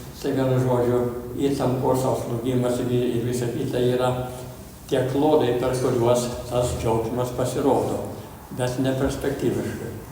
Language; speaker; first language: Lithuanian; early bilingual, heritage; Lithuanian